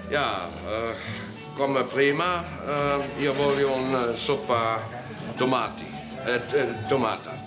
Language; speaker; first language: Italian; non-native, learner; German